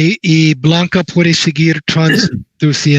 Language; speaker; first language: Spanish; non-native, learner; English